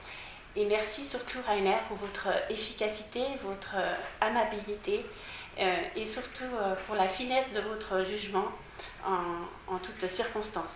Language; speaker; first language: French; native; French